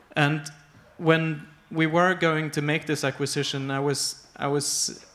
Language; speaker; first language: English; non-native, fluent; Swedish